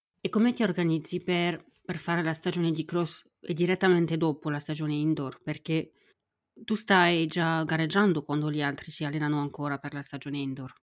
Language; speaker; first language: Italian; non-native, fluent; French